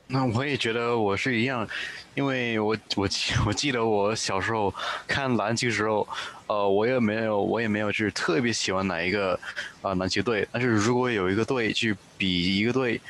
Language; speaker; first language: Chinese; early bilingual, heritage; Chinese